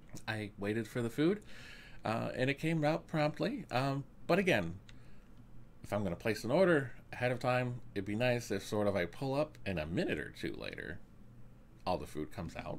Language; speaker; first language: English; native; English